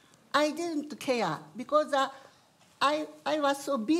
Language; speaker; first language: English; non-native, learner; Japanese